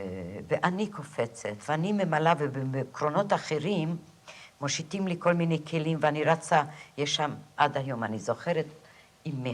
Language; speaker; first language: Hebrew; non-native, fluent; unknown